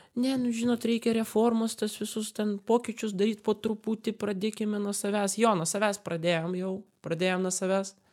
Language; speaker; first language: Lithuanian; non-native, local second language; Russian